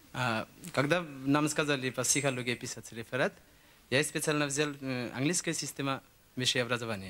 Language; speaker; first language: Russian; non-native, fluent; Bangla